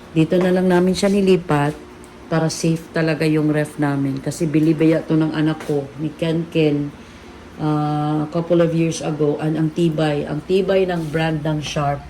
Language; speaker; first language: Filipino; native; Filipino